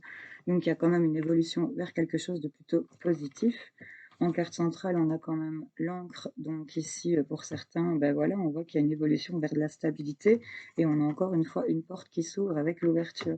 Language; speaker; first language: French; native; French